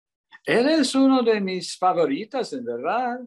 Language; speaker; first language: Spanish; non-native, learner; English